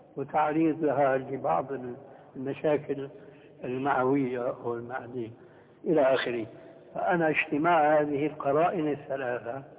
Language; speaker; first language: Arabic; early bilingual, other home language; Albanian